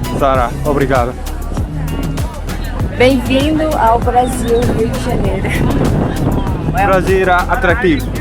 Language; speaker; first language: Portuguese; non-native, learner; Korean